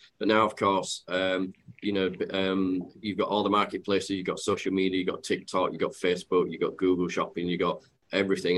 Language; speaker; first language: English; native; English